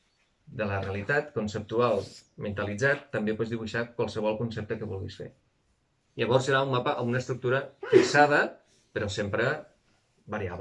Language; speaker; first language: Catalan; native; Catalan